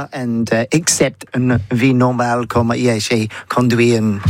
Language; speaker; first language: French; non-native, learner; English